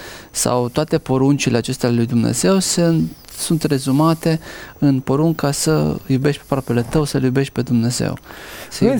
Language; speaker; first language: Romanian; native; Romanian